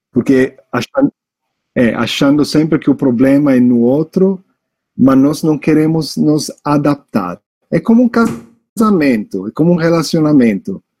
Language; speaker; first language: Portuguese; non-native, fluent; English